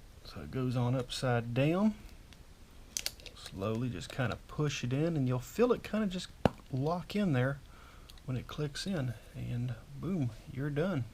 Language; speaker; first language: English; native; English